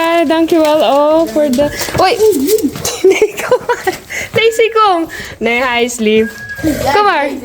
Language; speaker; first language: Dutch; non-native, fluent; Filipino